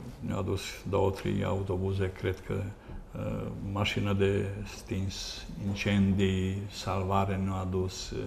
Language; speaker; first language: Romanian; non-native, local second language; Hungarian